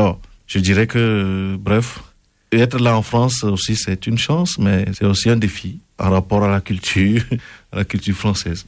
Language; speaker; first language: French; non-native, local second language; Ewe